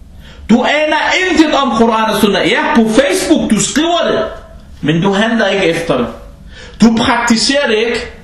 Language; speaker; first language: Danish; non-native, fluent; Arabic